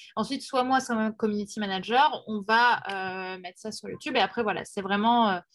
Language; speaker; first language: French; native; French